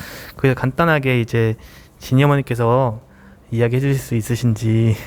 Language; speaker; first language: Korean; native; Korean